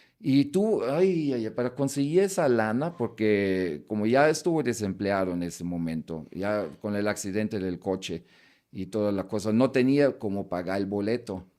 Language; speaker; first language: Spanish; non-native, fluent; German